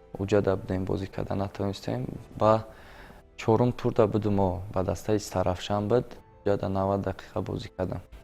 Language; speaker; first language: Tajik; native; Tajik